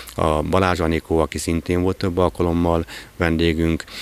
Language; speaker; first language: Hungarian; native; Hungarian